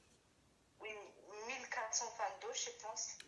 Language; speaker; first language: French; non-native, learner; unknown